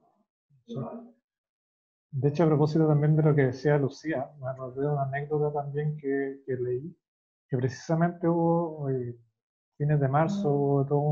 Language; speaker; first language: Spanish; native; Spanish